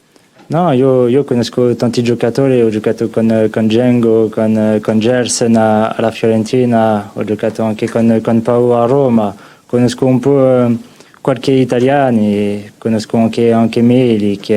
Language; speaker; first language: Italian; non-native, fluent; French